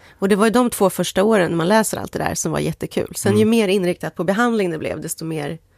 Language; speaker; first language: Swedish; native; Swedish